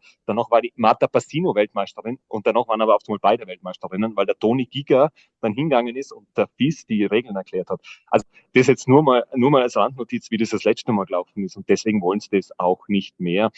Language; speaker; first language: German; native; German